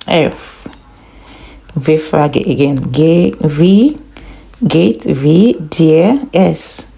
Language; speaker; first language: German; non-native, learner; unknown